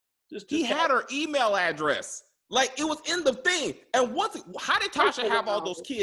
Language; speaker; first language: English; native; English